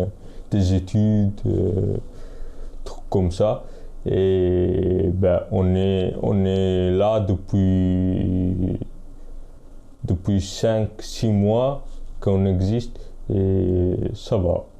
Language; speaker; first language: French; non-native, fluent; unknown